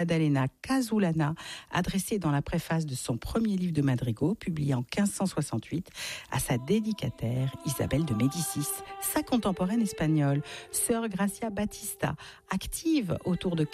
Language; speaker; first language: French; native; French